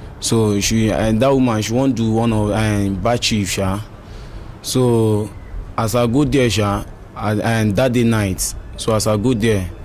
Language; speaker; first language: Nigerian Pidgin; non-native, local second language; Yoruba